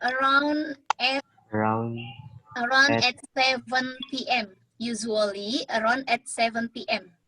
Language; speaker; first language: English; non-native, learner; Indonesian